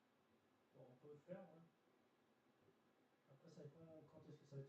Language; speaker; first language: French; native; French